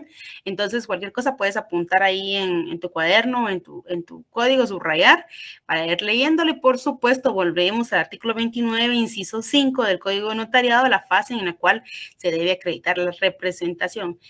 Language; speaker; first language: Spanish; native; Spanish